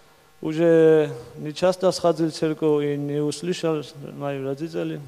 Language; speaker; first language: Russian; non-native, learner; Georgian